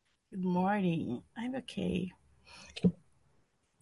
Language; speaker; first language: English; non-native, learner; Portuguese